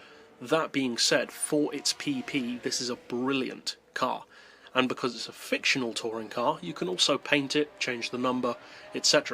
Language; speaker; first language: English; native; English